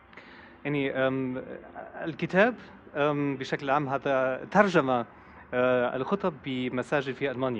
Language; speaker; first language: Arabic; non-native, fluent; German